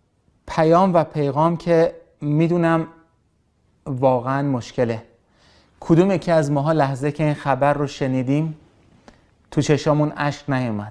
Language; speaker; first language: Persian; native; Persian